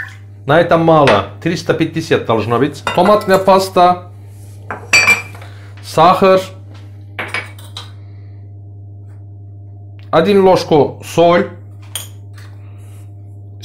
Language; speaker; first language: Russian; non-native, learner; Turkish